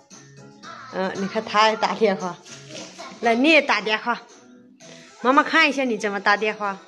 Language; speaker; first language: Chinese; non-native, learner; Nepali